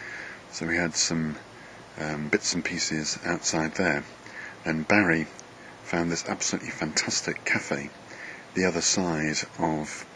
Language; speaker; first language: English; native; English